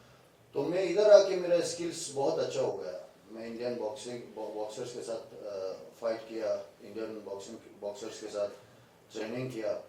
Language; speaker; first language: Hindi; non-native, fluent; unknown